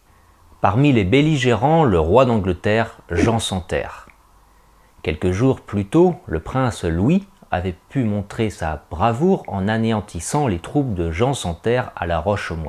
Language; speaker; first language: French; native; French